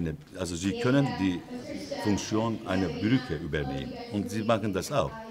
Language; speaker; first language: German; non-native, fluent; Turkish